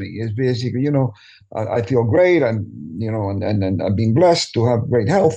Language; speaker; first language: English; non-native, fluent; Spanish